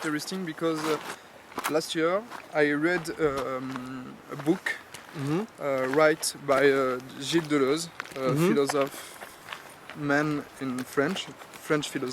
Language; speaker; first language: English; non-native, learner; French